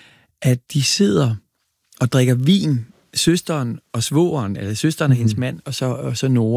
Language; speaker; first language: Danish; native; Danish